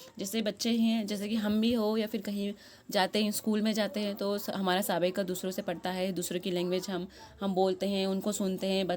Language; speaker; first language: Urdu; native; Urdu